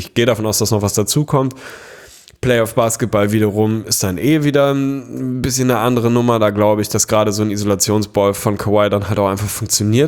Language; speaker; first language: German; native; German